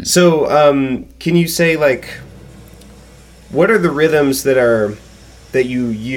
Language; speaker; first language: English; native; English